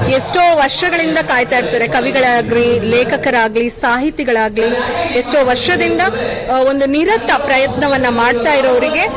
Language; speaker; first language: Kannada; non-native, local second language; Malayalam